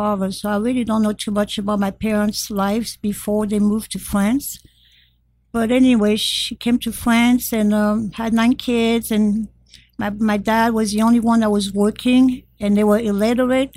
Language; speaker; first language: English; non-native, fluent; French